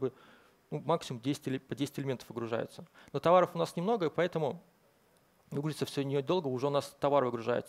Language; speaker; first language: Russian; native; Russian